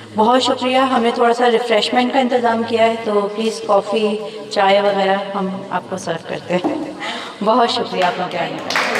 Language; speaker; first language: Urdu; native; Urdu